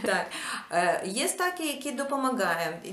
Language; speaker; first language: Polish; non-native, learner; Ukrainian